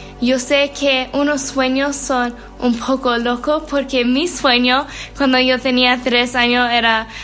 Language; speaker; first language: Spanish; non-native, learner; English